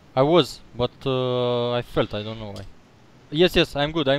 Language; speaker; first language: English; non-native, learner; Romanian